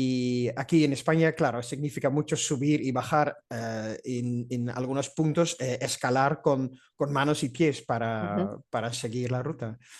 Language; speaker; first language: Spanish; non-native, fluent; Dutch